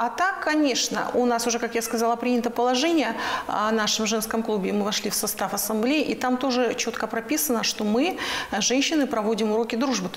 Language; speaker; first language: Russian; native; Russian